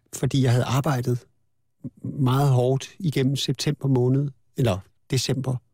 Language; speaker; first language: Danish; native; Danish